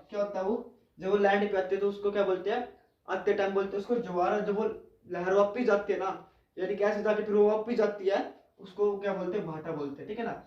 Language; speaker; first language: Hindi; native; Hindi